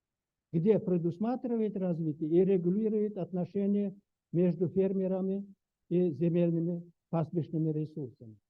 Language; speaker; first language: Russian; native; Russian